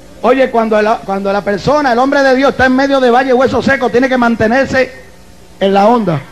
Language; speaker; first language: Spanish; native; Spanish